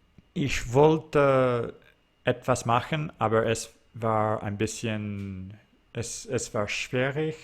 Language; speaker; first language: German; non-native, learner; English